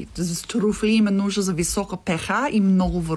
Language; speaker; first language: Bulgarian; non-native, learner; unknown